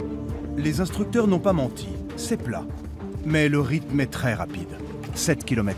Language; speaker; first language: French; native; French